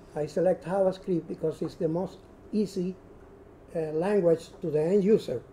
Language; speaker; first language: English; non-native, learner; Spanish